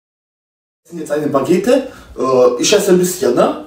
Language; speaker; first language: German; non-native, learner; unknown